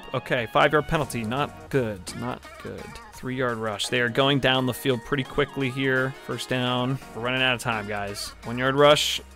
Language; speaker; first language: English; native; English